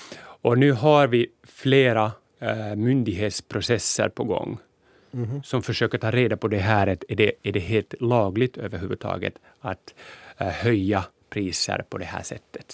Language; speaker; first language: Swedish; non-native, local second language; Finnish